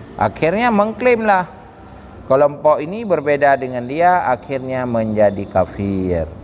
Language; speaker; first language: Malay; non-native, local second language; Achinese